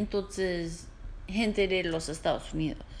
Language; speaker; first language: Spanish; non-native, learner; English